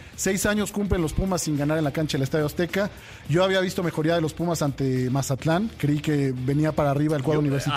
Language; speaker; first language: Spanish; native; Spanish